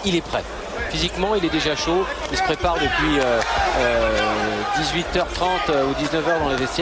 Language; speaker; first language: French; native; French